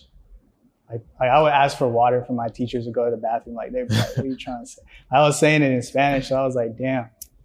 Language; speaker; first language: English; early bilingual, other home language; Spanish